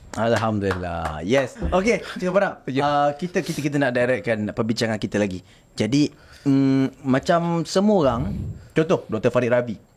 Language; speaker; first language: Malay; native; Malay